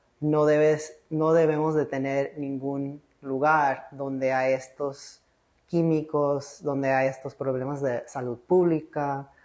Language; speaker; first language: Spanish; early bilingual, heritage; English